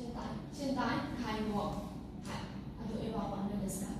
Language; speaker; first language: Japanese; non-native, learner; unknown